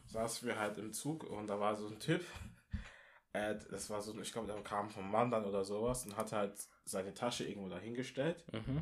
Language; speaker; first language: German; non-native, local second language; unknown